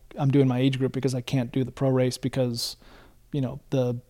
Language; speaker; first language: English; native; English